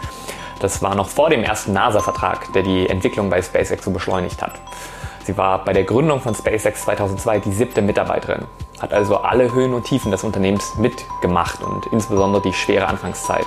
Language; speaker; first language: German; native; German